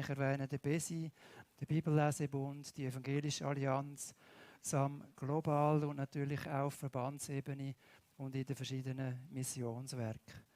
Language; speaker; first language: German; native; German